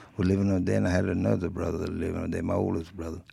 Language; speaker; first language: English; early bilingual, other home language; French